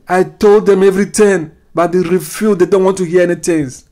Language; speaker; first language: English; non-native, fluent; Ewe